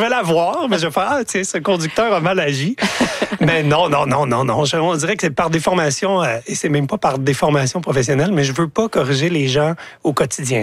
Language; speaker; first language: French; native; French